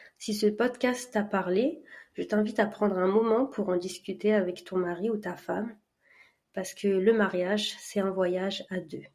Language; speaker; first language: French; early bilingual, other home language; Arabic